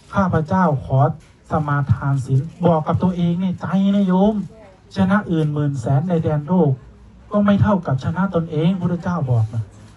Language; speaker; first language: Thai; native; Thai